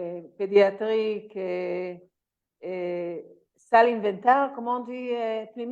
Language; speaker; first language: French; non-native, learner; Hebrew